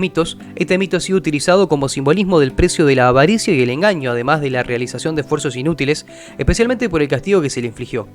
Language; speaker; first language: Spanish; native; Spanish